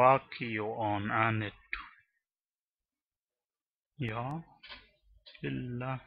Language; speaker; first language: Finnish; non-native, learner; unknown